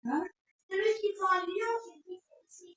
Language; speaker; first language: French; native; French